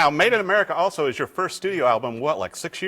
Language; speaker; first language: English; native; English